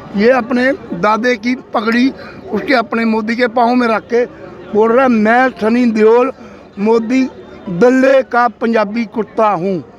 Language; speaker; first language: Hindi; non-native, local second language; Punjabi